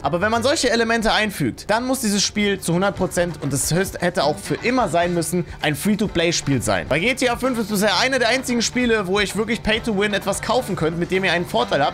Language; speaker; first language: German; native; German